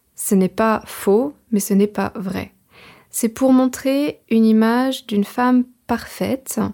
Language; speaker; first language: French; native; French